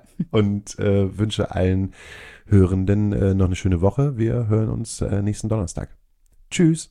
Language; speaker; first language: German; native; German